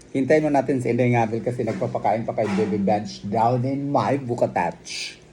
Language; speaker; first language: Filipino; non-native, local second language; Cebuano